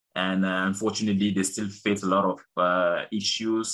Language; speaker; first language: English; non-native, local second language; French